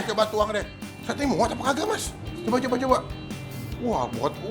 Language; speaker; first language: Indonesian; native; Indonesian